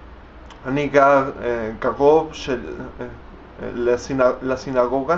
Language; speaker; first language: Hebrew; non-native, learner; Spanish